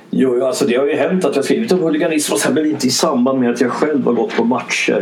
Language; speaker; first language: Swedish; early bilingual, other home language; English